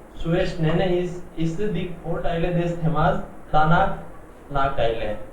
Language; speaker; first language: German; non-native, learner; Punjabi